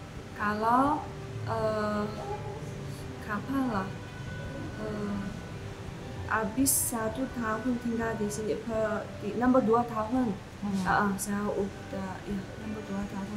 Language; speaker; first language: Indonesian; non-native, learner; Chinese